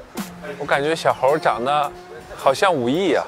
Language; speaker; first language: Chinese; native; Chinese